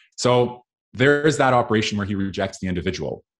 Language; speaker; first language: English; native; English